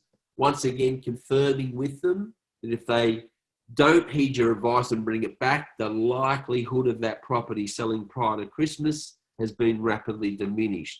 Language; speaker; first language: English; native; English